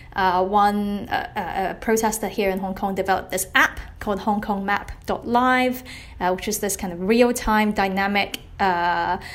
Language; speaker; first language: English; non-native, local second language; Cantonese